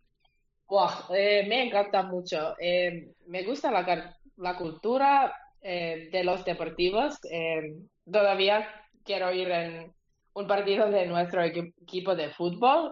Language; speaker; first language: Spanish; non-native, learner; Finnish